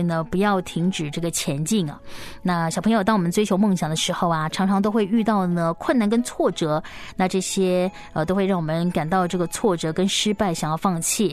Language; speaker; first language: Chinese; native; Chinese